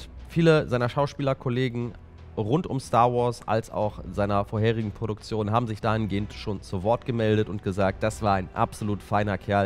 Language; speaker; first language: German; native; German